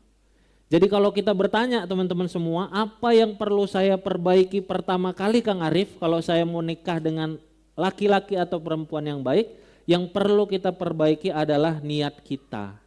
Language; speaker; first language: Indonesian; non-native, local second language; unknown